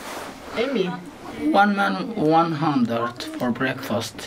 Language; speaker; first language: English; non-native, learner; Arabic